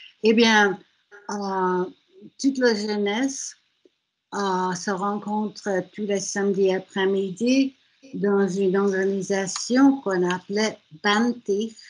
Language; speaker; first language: French; non-native, fluent; German